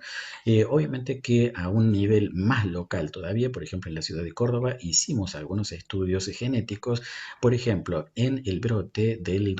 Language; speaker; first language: Spanish; native; Spanish